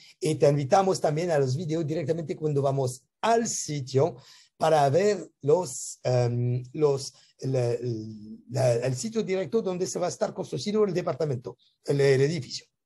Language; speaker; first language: Spanish; non-native, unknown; French